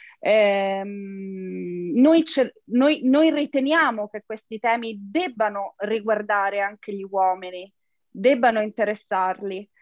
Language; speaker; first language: Italian; native; Italian